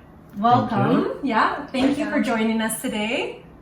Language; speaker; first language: English; native; English